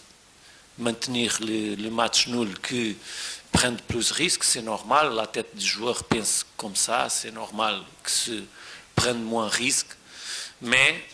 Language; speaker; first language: French; non-native, fluent; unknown